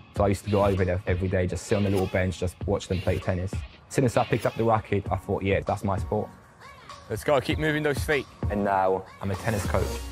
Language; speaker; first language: English; non-native, fluent; Polish